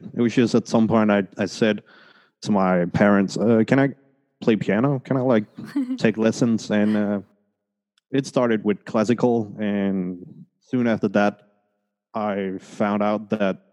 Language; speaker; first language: English; early bilingual, other home language; Spanish